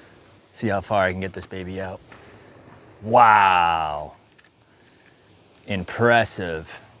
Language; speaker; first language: English; native; English